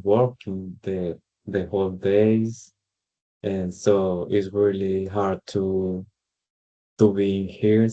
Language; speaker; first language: English; non-native, learner; Spanish